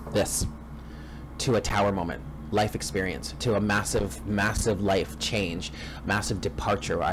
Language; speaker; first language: English; native; English